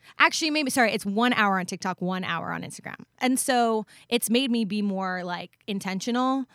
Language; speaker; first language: English; native; English